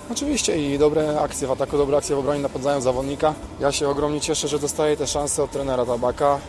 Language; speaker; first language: Polish; native; Polish